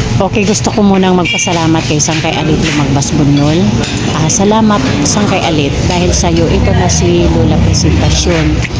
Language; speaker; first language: Filipino; non-native, local second language; Waray